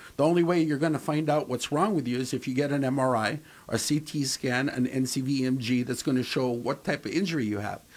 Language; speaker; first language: English; native; English